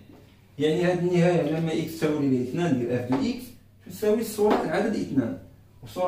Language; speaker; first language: Arabic; native; Arabic